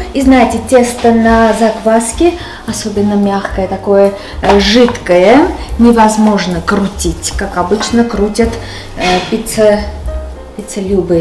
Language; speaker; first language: Russian; non-native, local second language; Armenian